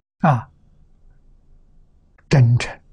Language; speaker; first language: Chinese; native; Chinese